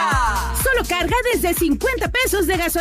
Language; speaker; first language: Spanish; native; Spanish